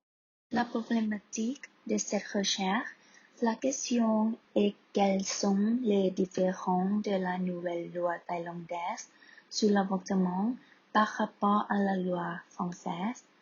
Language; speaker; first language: French; non-native, learner; Thai